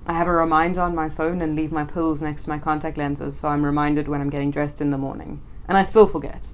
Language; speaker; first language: English; native; English